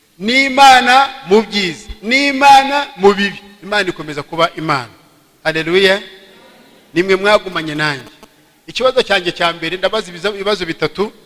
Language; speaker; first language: Kinyarwanda; early bilingual, heritage; Kinyarwanda